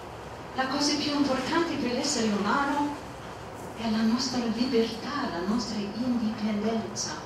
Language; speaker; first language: Italian; non-native, fluent; English